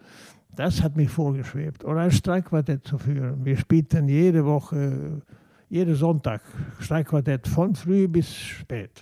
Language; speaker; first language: German; non-native, fluent; Swedish